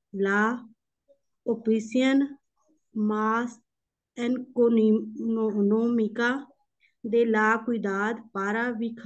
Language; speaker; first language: Spanish; non-native, learner; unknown